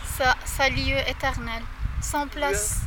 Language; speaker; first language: French; non-native, learner; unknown